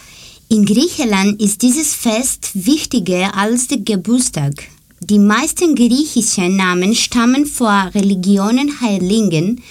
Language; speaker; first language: German; non-native, learner; Greek